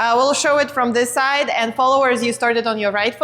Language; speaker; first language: English; native; English